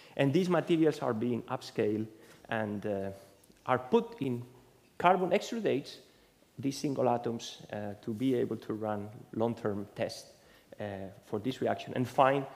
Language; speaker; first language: English; non-native, fluent; Spanish